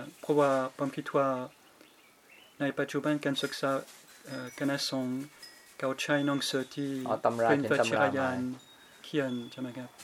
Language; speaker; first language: Thai; non-native, fluent; French